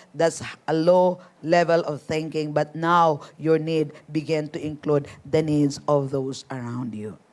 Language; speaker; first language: English; non-native, local second language; Filipino